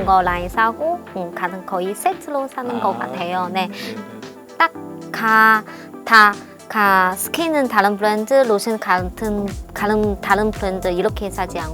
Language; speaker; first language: Korean; non-native, fluent; Chinese